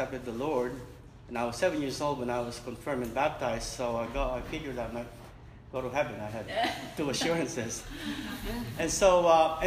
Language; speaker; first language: English; non-native, local second language; Filipino